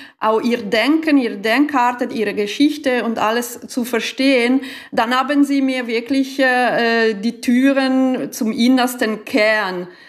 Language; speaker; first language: German; non-native, local second language; Italian